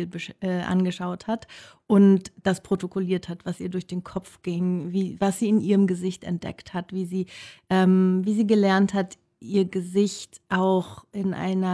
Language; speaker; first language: German; native; German